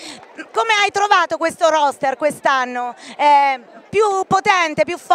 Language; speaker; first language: Italian; native; Italian